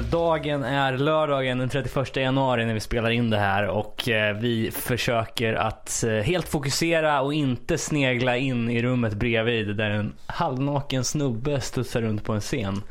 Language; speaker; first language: Swedish; native; Swedish